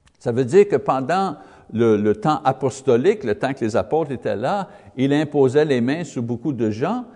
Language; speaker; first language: French; non-native, learner; English